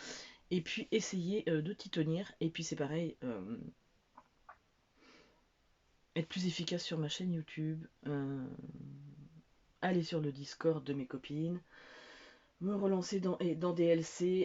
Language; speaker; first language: French; native; French